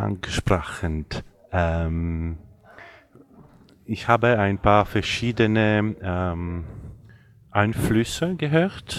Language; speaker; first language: German; non-native, local second language; French